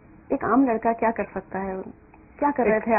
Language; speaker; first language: Hindi; native; Hindi